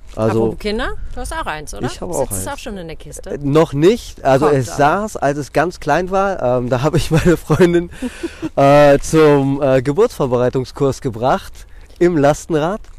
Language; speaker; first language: German; non-native, fluent; Greek